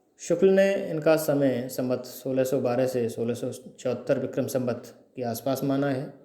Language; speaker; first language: Hindi; native; Hindi